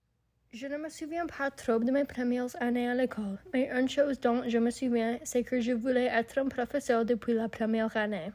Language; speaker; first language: French; non-native, local second language; English